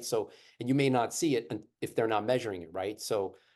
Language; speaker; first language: English; native; English